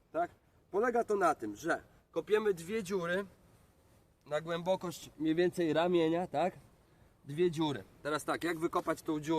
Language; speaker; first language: Polish; native; Polish